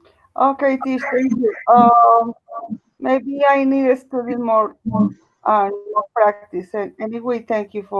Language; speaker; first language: English; non-native, learner; Spanish